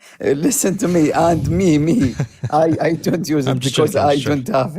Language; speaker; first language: English; non-native, learner; Arabic